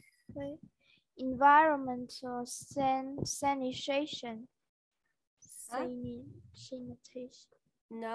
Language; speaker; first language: English; non-native, learner; Vietnamese